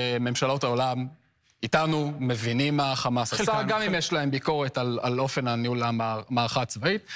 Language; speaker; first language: Hebrew; early bilingual, heritage; Hebrew